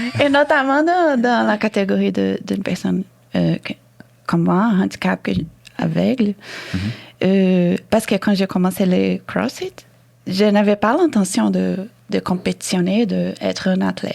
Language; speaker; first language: French; non-native, fluent; Portuguese